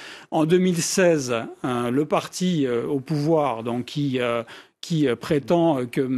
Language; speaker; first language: French; native; French